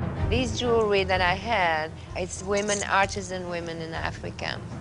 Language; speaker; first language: English; non-native, fluent; French